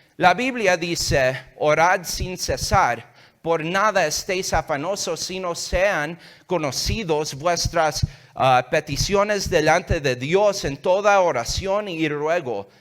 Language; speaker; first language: Spanish; early bilingual, heritage; English